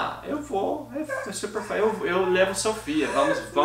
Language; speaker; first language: Portuguese; non-native, fluent; English